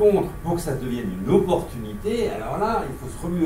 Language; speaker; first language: French; native; French